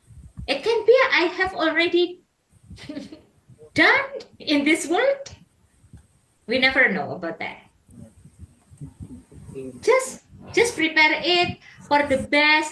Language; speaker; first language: English; non-native, fluent; Indonesian